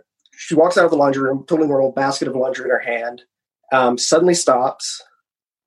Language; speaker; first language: English; native; English